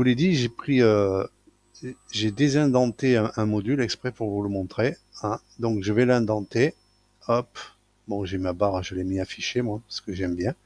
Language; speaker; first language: French; native; French